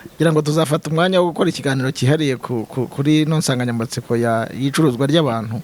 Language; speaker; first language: Kinyarwanda; native; Kinyarwanda